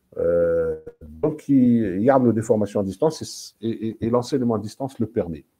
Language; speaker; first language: French; non-native, local second language; Arabic